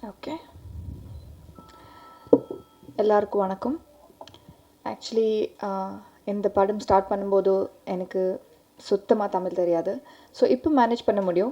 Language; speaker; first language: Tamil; non-native, learner; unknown